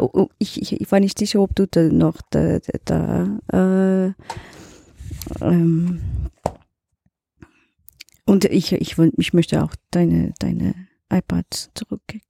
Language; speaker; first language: German; non-native, learner; Portuguese